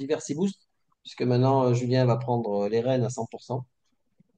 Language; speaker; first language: French; native; French